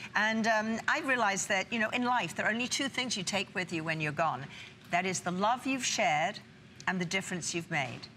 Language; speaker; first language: English; native; English